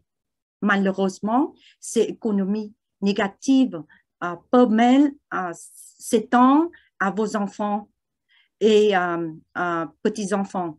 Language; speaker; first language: French; non-native, learner; Vietnamese